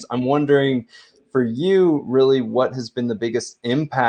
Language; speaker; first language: English; native; English